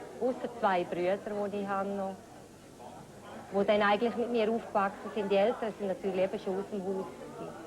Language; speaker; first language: German; native; German